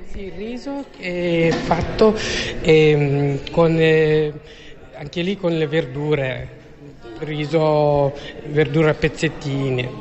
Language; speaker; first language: Italian; non-native, learner; Tigrinya